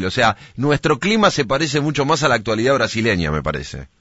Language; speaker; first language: Spanish; native; Spanish